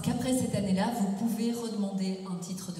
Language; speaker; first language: French; native; French